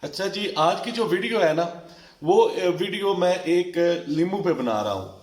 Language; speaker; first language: Urdu; non-native, local second language; Punjabi